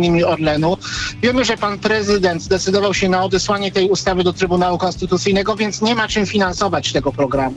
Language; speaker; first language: Polish; native; Polish